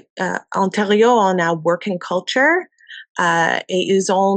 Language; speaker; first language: French; non-native, learner; English